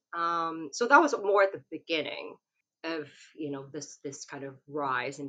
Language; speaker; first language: English; non-native, local second language; Cantonese